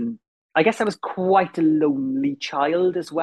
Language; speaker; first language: English; native; English